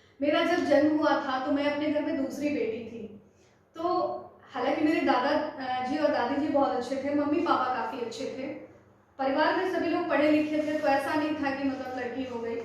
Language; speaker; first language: Hindi; native; Hindi